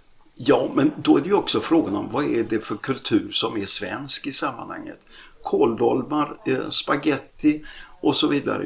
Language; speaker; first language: Swedish; native; Swedish